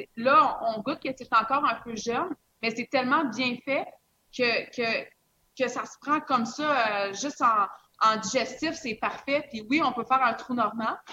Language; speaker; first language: French; native; French